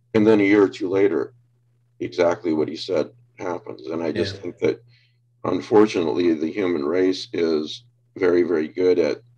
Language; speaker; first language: English; native; English